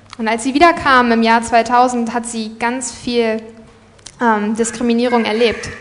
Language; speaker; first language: German; native; German